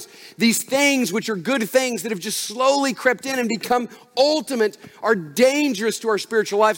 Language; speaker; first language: English; native; English